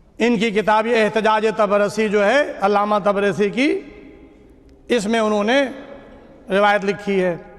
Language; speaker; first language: Urdu; native; Urdu